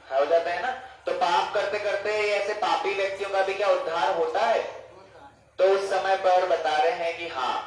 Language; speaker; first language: Hindi; non-native, fluent; English